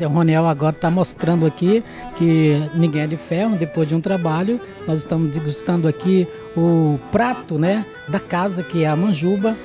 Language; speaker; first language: Portuguese; native; Portuguese